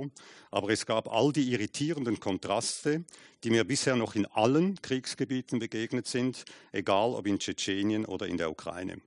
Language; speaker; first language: German; native; German